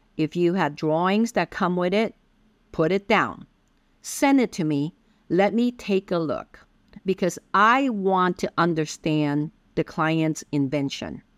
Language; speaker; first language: English; early bilingual, other home language; Min Nan Chinese